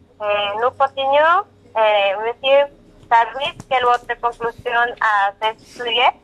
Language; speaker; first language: French; non-native, learner; Spanish